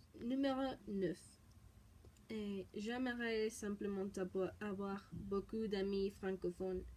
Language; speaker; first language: French; non-native, learner; Spanish